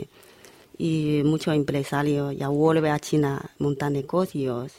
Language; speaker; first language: Spanish; non-native, learner; Chinese